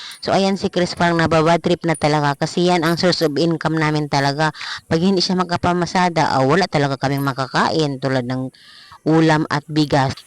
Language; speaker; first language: Filipino; non-native, local second language; Cebuano